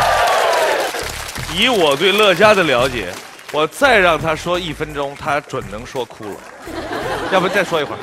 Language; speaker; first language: Chinese; native; Chinese